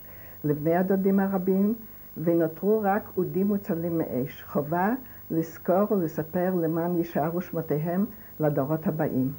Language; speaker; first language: Hebrew; non-native, fluent; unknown